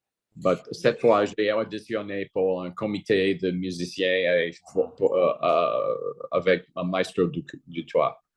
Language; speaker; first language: French; non-native, fluent; English